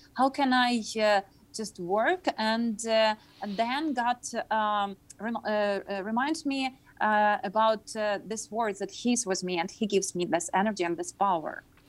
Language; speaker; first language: English; non-native, fluent; Ukrainian